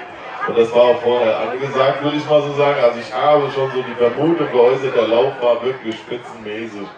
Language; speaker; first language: German; native; German